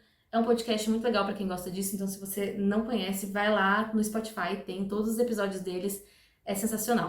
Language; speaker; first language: Portuguese; native; Portuguese